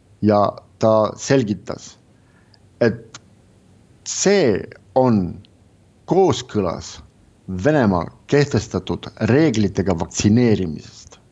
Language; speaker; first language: Estonian; non-native, local second language; Russian